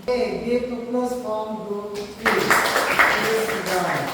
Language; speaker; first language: English; non-native, learner; Indonesian